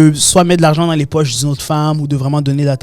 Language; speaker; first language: French; native; French